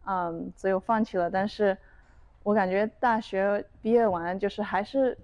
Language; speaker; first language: Chinese; early bilingual, heritage; Chinese